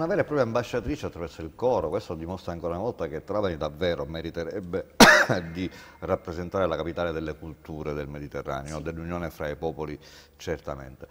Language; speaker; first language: Italian; native; Italian